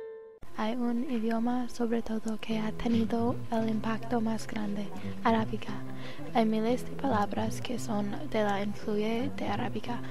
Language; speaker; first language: Spanish; non-native, learner; English